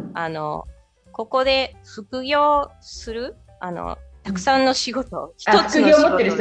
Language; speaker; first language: Japanese; non-native, fluent; Spanish